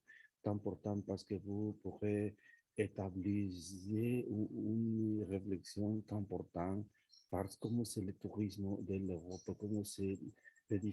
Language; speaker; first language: French; non-native, learner; Spanish